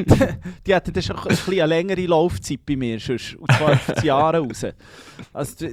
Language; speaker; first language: German; native; German